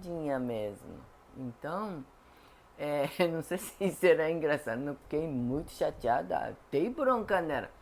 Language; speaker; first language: Portuguese; non-native, fluent; Japanese